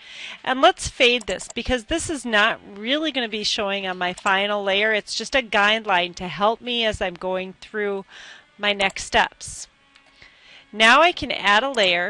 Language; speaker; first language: English; native; English